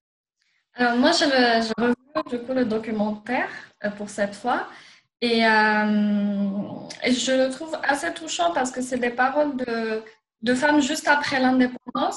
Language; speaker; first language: French; non-native, local second language; Arabic